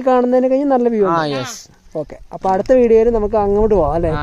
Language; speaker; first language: Malayalam; native; Malayalam